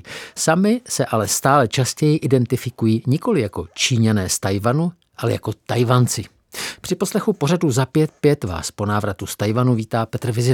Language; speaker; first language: Czech; native; Czech